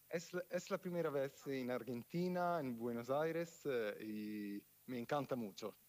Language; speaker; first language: Spanish; non-native, fluent; Italian